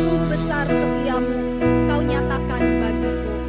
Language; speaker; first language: Indonesian; native; Indonesian